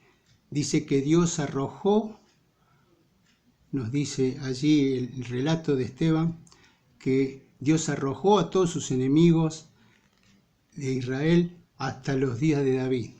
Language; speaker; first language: Spanish; native; Spanish